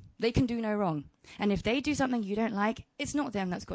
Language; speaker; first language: English; early bilingual, other home language; Chinese